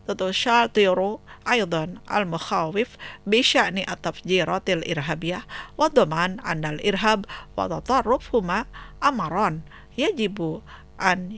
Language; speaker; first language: Arabic; non-native, fluent; Indonesian